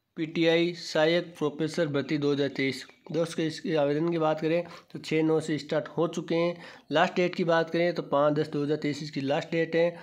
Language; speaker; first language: Hindi; native; Hindi